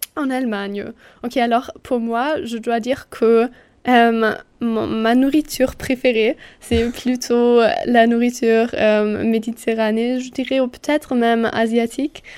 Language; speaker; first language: French; non-native, fluent; German